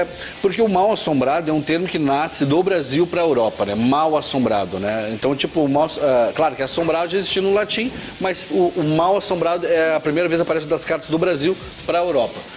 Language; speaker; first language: Portuguese; native; Portuguese